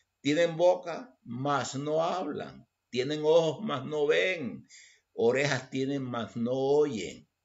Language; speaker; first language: Spanish; native; Spanish